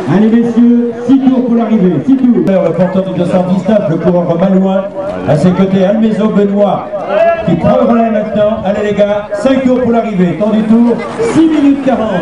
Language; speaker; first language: French; native; French